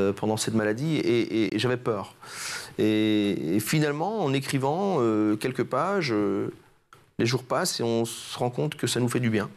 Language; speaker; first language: French; native; French